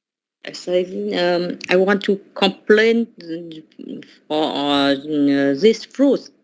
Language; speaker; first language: English; non-native, learner; Vietnamese